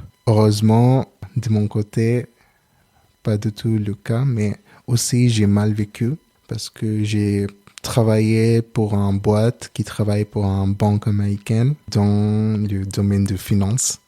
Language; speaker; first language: French; non-native, learner; Telugu